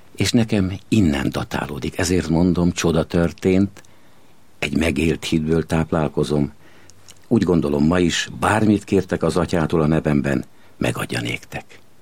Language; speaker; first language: Hungarian; native; Hungarian